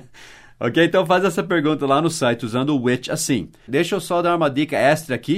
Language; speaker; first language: Portuguese; non-native, fluent; English